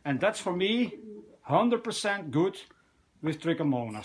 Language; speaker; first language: English; non-native, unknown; Dutch